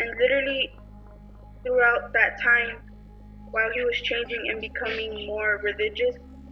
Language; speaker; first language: English; early bilingual, other home language; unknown